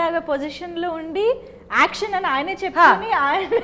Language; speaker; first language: Telugu; native; Telugu